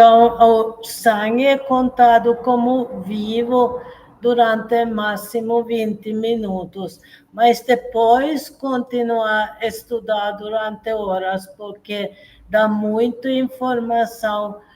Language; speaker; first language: Portuguese; non-native, fluent; Swedish